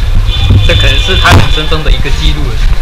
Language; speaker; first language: Chinese; native; Chinese